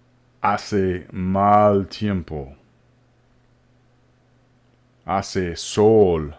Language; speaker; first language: Spanish; non-native, fluent; English